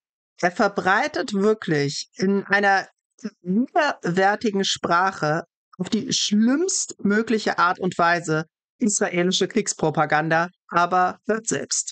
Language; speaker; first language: German; native; German